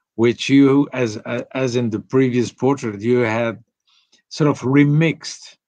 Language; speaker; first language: English; non-native, fluent; Italian